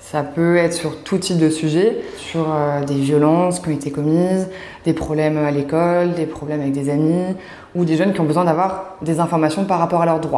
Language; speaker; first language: French; native; French